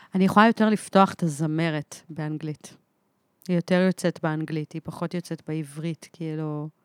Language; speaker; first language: Hebrew; early bilingual, other home language; English